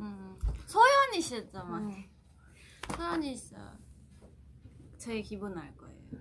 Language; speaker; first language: Korean; non-native, fluent; Thai